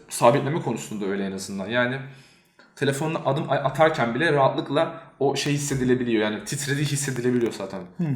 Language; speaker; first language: Turkish; native; Turkish